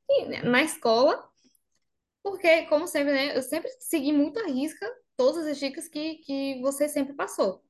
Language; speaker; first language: Portuguese; non-native, fluent; Spanish